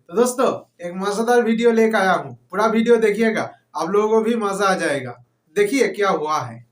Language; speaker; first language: Hindi; non-native, local second language; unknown